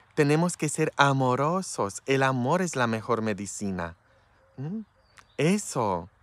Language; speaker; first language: Spanish; non-native, fluent; Polish